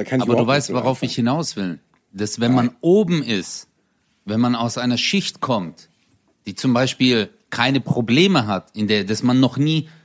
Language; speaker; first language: German; early bilingual, other home language; Turkish